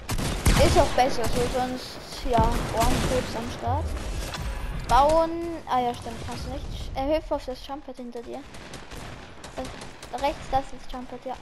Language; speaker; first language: German; native; German